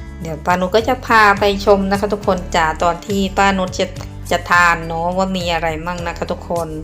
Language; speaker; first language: Thai; non-native, local second language; Northeastern Thai